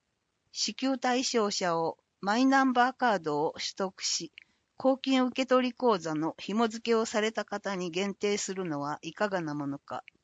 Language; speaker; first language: Japanese; native; Japanese